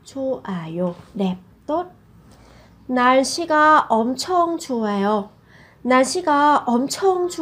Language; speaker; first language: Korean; non-native, fluent; Vietnamese